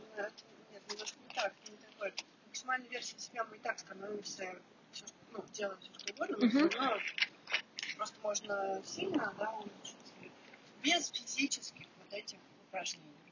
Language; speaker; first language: Russian; native; Russian